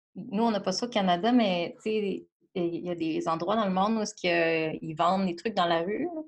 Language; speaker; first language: French; native; French